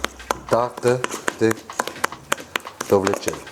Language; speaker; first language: Romanian; non-native, learner; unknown